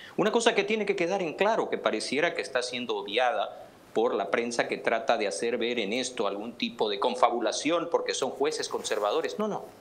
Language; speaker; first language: Spanish; native; Spanish